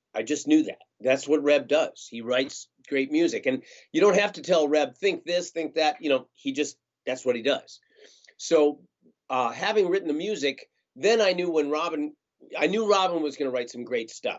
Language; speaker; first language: English; native; English